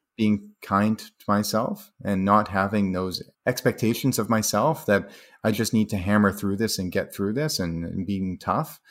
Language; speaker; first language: English; native; English